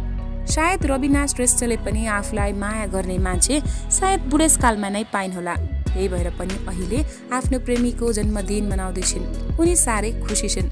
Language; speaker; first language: Nepali; native; Nepali